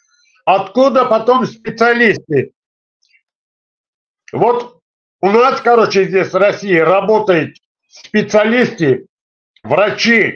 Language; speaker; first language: Russian; non-native, local second language; Tajik